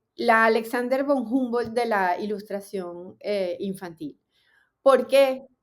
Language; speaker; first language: Spanish; native; Spanish